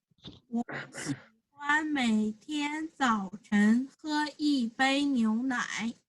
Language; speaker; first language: Chinese; non-native, fluent; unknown